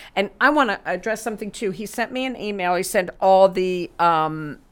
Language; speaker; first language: English; native; English